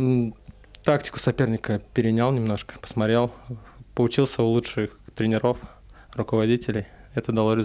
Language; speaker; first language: Russian; native; Russian